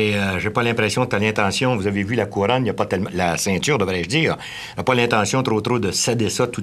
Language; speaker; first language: French; native; French